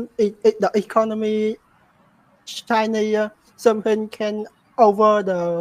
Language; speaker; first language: English; non-native, learner; Vietnamese